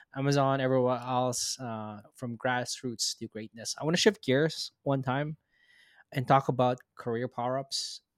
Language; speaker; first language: English; non-native, local second language; Filipino